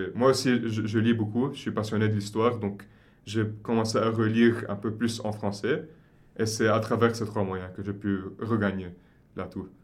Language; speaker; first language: French; non-native, local second language; Arabic